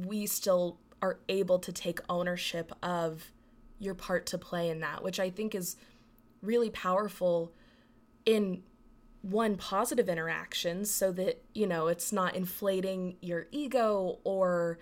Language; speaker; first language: English; native; English